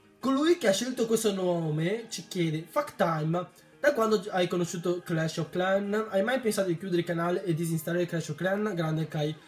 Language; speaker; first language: Italian; early bilingual, other home language; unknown